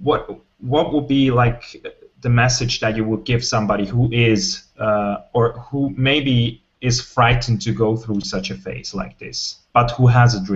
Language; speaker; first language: English; non-native, fluent; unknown